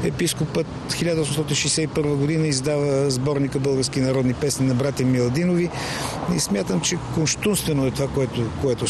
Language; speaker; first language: Bulgarian; native; Bulgarian